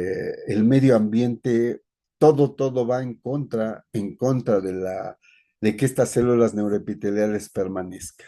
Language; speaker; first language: Spanish; native; Spanish